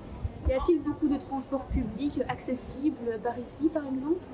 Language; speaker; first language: French; native; French